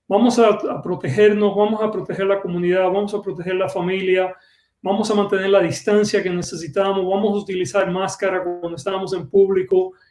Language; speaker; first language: Spanish; early bilingual, other home language; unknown